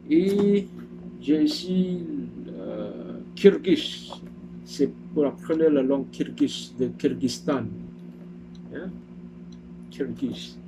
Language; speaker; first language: French; non-native, learner; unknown